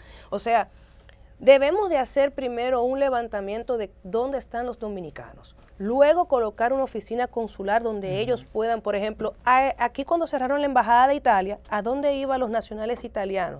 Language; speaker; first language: Spanish; native; Spanish